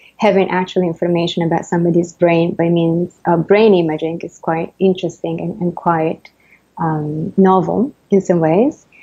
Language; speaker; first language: English; non-native, fluent; Italian